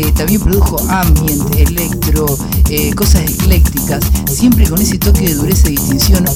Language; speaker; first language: Spanish; native; Spanish